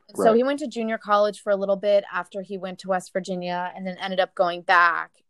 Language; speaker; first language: English; native; English